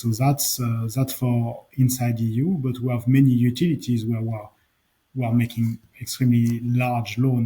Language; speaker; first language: English; non-native, fluent; French